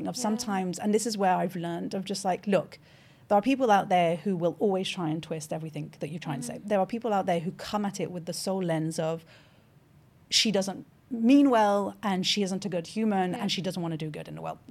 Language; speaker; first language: English; non-native, fluent; French